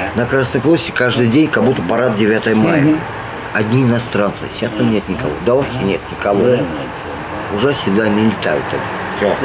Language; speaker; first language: Russian; native; Russian